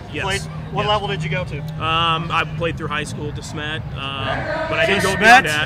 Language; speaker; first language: English; native; English